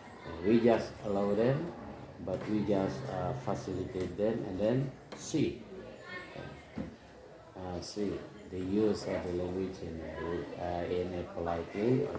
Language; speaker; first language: English; non-native, fluent; Indonesian